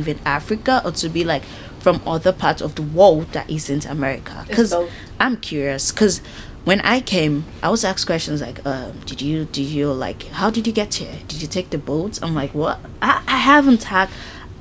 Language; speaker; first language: English; non-native, local second language; Yoruba